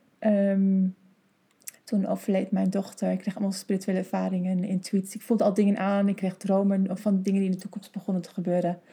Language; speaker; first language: Dutch; non-native, fluent; English